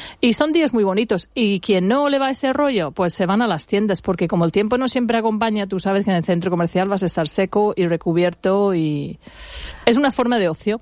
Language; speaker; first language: Spanish; non-native, fluent; English